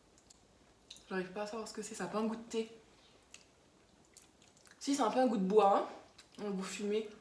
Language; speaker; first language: French; native; French